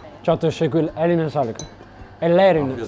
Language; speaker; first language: Turkish; non-native, learner; Italian